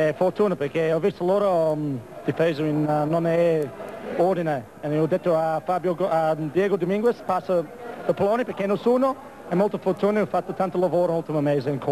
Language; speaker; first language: Italian; non-native, learner; English